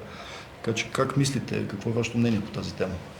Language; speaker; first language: Bulgarian; native; Bulgarian